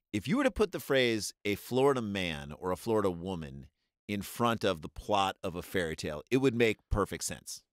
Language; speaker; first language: English; native; English